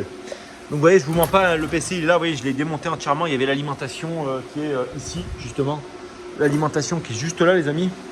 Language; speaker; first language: French; native; French